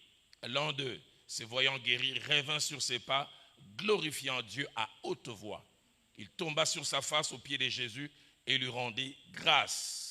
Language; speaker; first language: French; non-native, local second language; Lingala